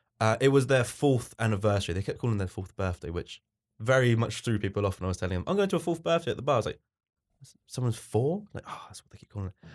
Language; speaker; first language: English; native; English